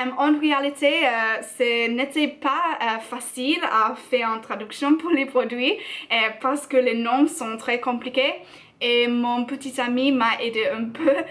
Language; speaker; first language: French; non-native, learner; English